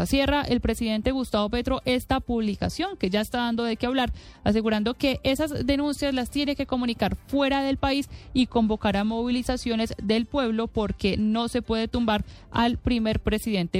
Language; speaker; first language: Spanish; native; Spanish